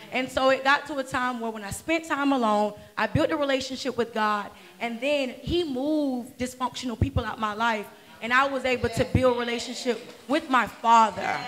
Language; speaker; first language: English; native; English